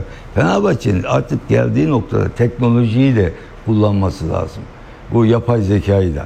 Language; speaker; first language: Turkish; native; Turkish